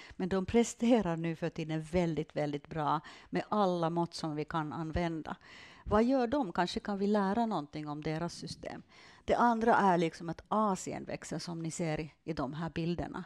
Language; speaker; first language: Swedish; non-native, fluent; Finnish